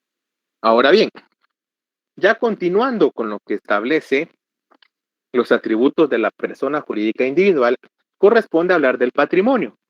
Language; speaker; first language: Spanish; native; Spanish